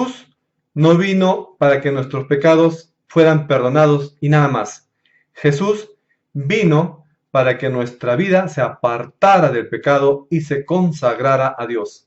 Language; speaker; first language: Spanish; native; Spanish